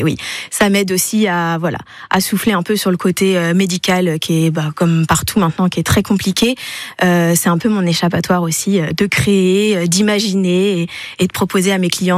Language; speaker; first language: French; native; French